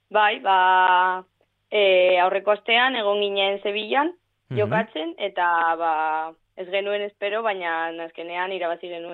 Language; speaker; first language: Basque; non-native, local second language; Spanish